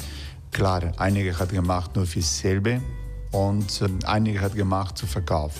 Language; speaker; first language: German; non-native, fluent; Croatian